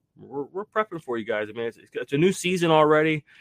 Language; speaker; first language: English; native; English